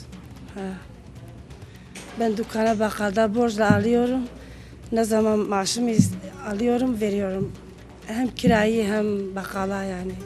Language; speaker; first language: Turkish; non-native, local second language; Kurdish